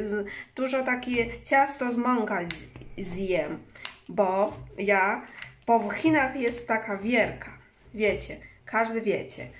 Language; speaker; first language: Polish; non-native, learner; Chinese